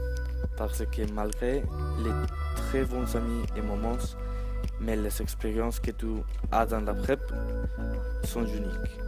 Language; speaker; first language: French; non-native, learner; Spanish